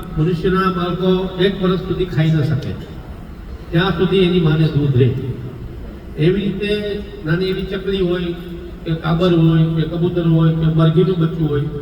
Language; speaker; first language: Gujarati; native; Gujarati